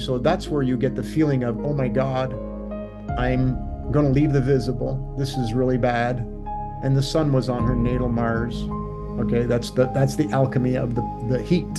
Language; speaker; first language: English; native; English